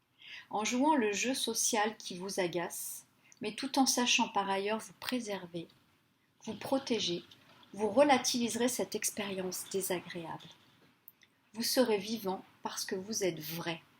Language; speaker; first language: French; native; French